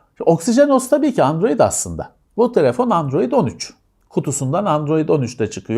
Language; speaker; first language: Turkish; native; Turkish